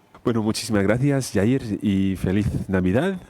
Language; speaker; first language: Spanish; non-native, fluent; English